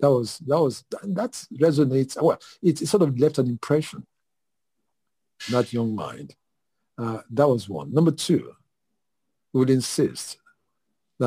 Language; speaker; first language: English; non-native, local second language; Yoruba